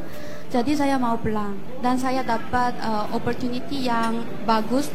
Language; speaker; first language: Indonesian; non-native, fluent; Korean